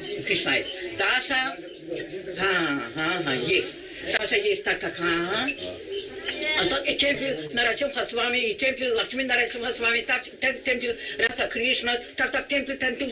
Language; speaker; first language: Russian; non-native, learner; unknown